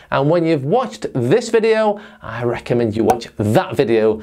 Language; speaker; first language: English; native; English